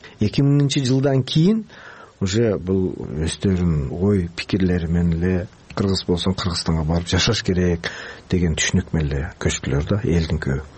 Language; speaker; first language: Kyrgyz; early bilingual, heritage; Kyrgyz